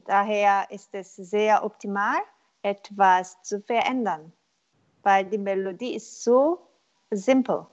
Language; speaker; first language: German; non-native, learner; Korean